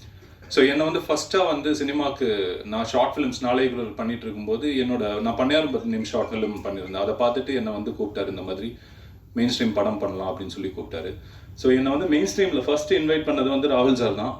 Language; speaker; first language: Tamil; native; Tamil